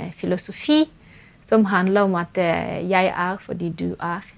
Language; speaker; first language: Norwegian; non-native, fluent; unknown